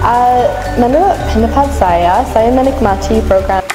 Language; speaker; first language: Indonesian; non-native, learner; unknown